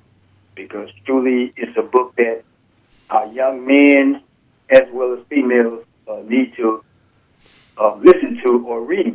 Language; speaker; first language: English; native; English